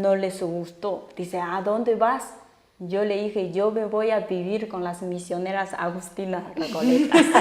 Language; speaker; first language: Spanish; non-native, fluent; Chinese